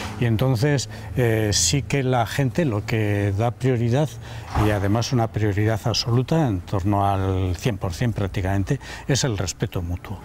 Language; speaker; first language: Spanish; native; Spanish